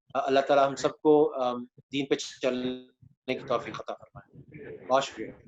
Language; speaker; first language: Urdu; native; Urdu